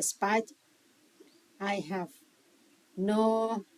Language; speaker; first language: English; non-native, learner; Thai